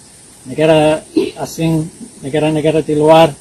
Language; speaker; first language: Indonesian; non-native, learner; English